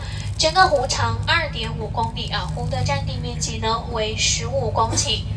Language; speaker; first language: Chinese; native; Chinese